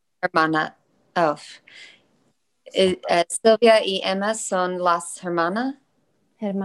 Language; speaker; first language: Spanish; non-native, learner; English